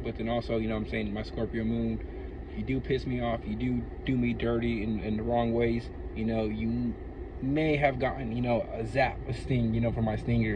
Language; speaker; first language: English; native; English